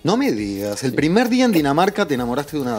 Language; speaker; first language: Spanish; native; Spanish